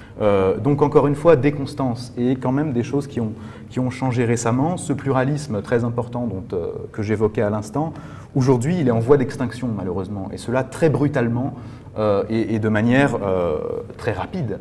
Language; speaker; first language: French; native; French